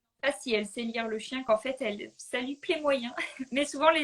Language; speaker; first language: French; native; French